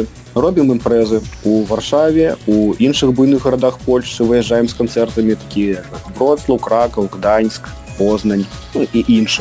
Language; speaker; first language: Belarusian; non-native, local second language; Russian